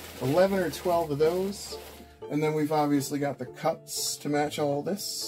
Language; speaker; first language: English; native; English